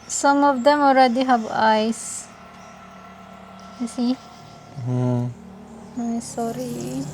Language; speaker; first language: English; non-native, local second language; Filipino